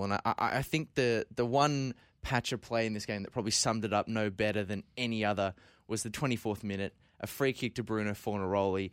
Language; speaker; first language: English; native; English